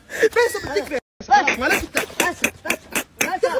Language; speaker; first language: Arabic; native; Arabic